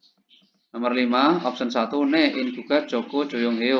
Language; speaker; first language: Korean; non-native, learner; Indonesian